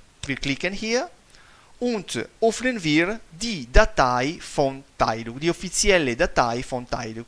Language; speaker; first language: German; non-native, fluent; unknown